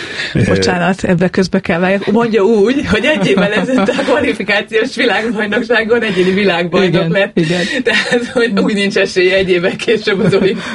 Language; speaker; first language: Hungarian; native; Hungarian